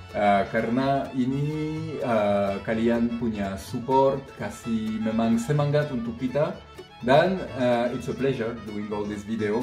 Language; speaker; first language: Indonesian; non-native, fluent; French